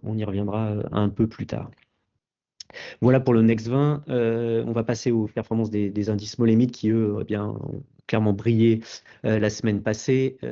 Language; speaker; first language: French; native; French